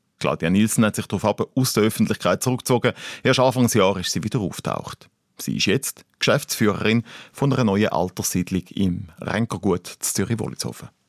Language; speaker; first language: German; native; German